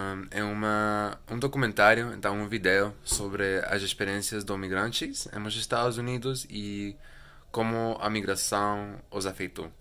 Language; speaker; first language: Portuguese; non-native, learner; Spanish